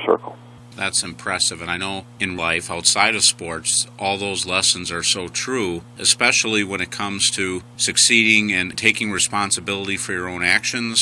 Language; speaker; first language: English; native; English